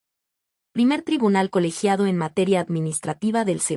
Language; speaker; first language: Spanish; native; Spanish